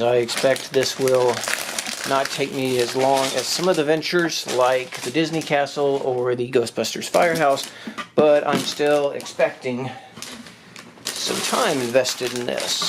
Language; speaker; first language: English; native; English